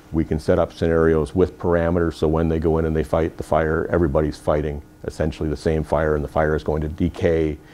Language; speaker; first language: English; native; English